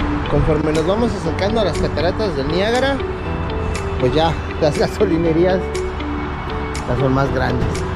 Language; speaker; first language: Spanish; native; Spanish